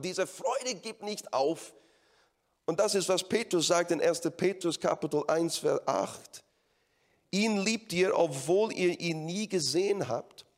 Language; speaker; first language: German; non-native, fluent; English